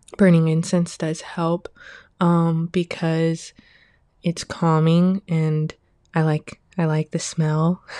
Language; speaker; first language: English; early bilingual, other home language; Chinese